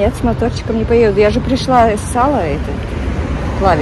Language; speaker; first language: Russian; native; Russian